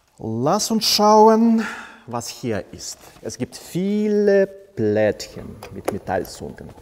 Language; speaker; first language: German; non-native, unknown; Ukrainian